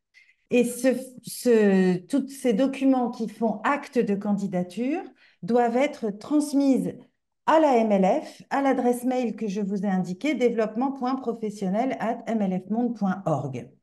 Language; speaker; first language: French; native; French